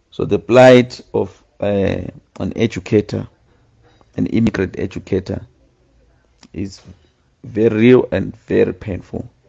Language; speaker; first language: English; non-native, local second language; Shona